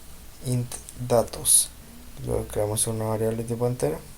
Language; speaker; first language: Spanish; native; Spanish